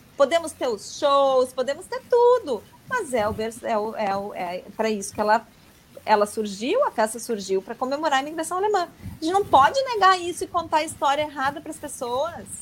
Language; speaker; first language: Portuguese; native; Portuguese